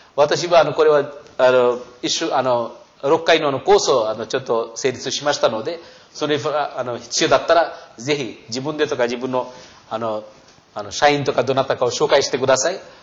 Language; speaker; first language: Japanese; non-native, fluent; Hindi